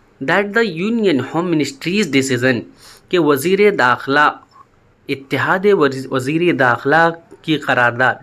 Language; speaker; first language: Urdu; native; Urdu